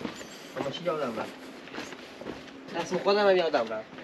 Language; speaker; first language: Persian; non-native, local second language; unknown